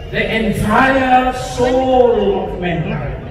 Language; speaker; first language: English; non-native, local second language; Malay